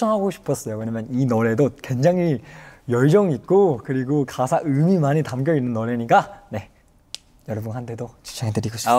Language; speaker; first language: Korean; non-native, fluent; Chinese